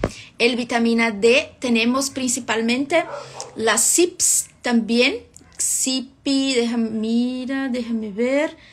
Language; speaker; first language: Spanish; non-native, fluent; Portuguese